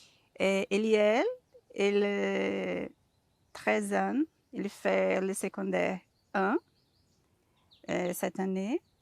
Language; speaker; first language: French; non-native, learner; Portuguese